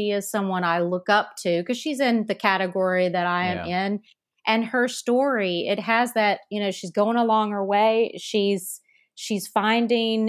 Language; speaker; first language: English; native; English